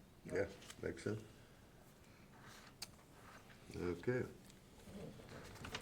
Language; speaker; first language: English; native; English